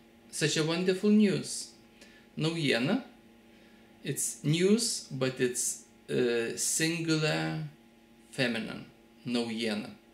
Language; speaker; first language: English; non-native, fluent; Lithuanian